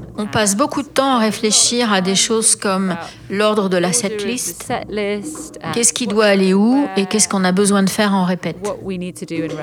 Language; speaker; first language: French; non-native, fluent; English